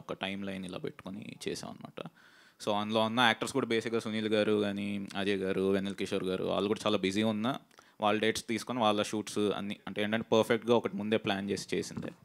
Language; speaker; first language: Telugu; native; Telugu